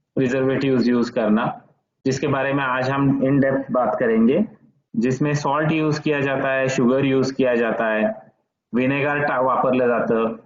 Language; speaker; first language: Hindi; non-native, local second language; Marathi